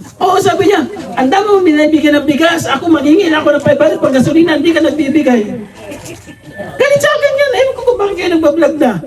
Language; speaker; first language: Filipino; non-native, local second language; Waray